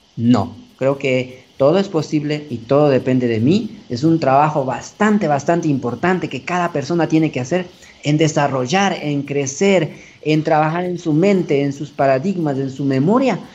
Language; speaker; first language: Spanish; native; Spanish